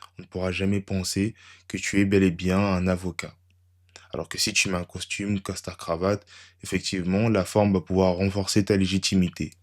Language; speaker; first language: French; native; French